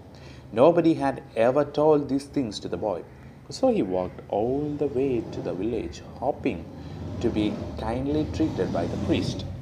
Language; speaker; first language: English; non-native, local second language; Malayalam